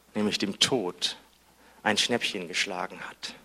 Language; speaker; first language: German; native; German